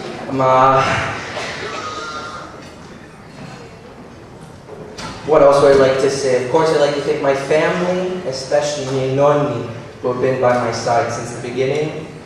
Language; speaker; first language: English; native; English